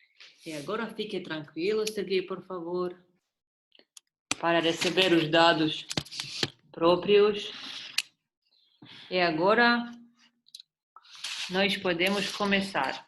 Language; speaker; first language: Portuguese; non-native, fluent; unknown